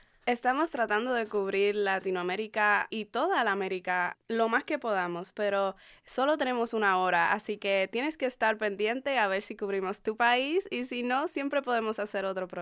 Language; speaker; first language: Spanish; early bilingual, heritage; Spanish